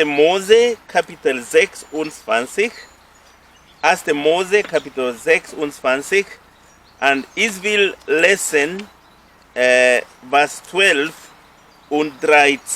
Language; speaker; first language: German; non-native, fluent; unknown